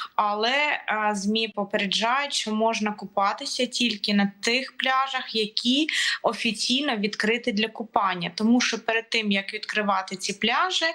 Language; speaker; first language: Ukrainian; native; Ukrainian